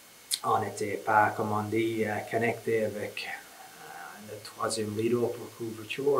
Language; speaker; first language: French; non-native, fluent; English